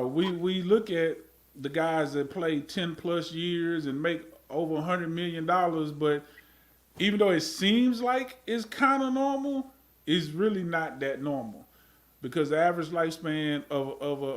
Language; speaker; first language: English; native; English